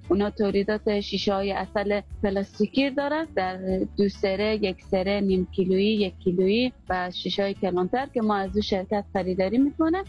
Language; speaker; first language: Persian; native; Persian